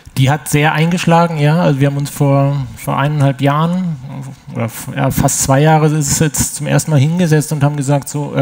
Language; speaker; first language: German; native; German